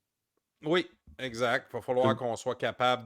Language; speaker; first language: French; native; French